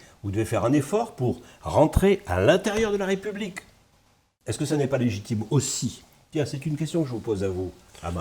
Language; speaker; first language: French; native; French